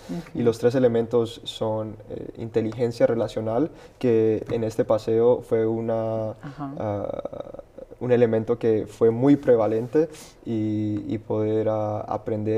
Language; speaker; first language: Spanish; early bilingual, heritage; Spanish